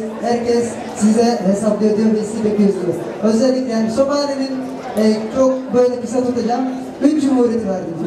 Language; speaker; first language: Turkish; non-native, fluent; Somali